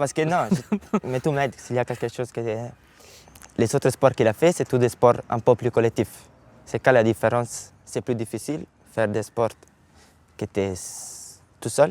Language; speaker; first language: French; non-native, learner; Italian